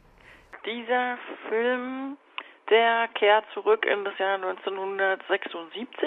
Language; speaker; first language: German; native; German